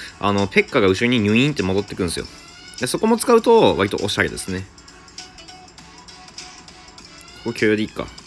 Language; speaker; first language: Japanese; native; Japanese